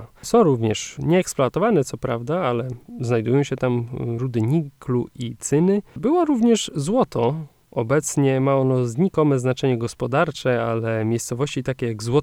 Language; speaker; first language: Polish; native; Polish